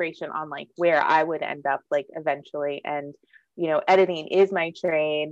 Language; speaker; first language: English; native; English